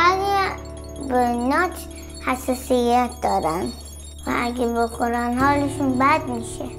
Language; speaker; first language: Persian; early bilingual, heritage; Persian